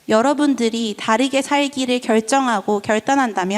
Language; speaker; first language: Korean; native; Korean